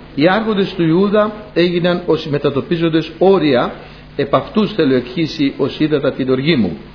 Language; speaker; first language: Greek; native; Greek